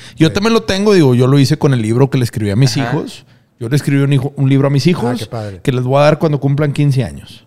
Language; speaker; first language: Spanish; native; Spanish